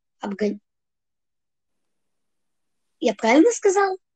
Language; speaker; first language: Russian; early bilingual, heritage; Russian